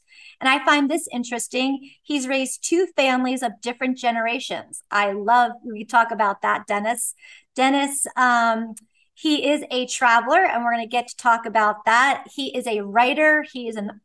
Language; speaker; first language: English; native; English